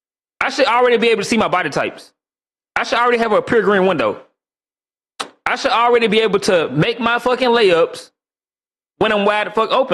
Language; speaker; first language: English; native; English